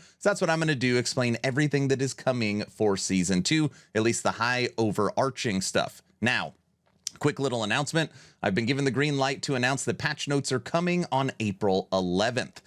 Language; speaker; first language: English; native; English